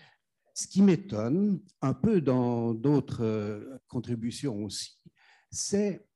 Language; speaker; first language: French; non-native, fluent; German